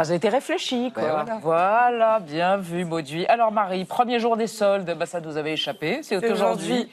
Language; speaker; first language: French; native; French